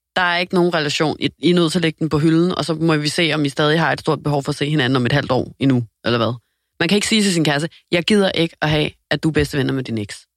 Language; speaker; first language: Danish; non-native, fluent; Spanish